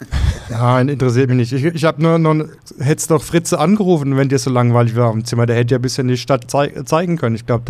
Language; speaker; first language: German; native; German